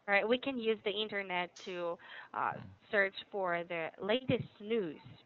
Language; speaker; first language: English; non-native, fluent; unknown